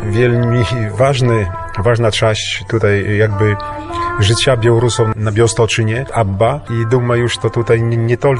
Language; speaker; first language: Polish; non-native, learner; Belarusian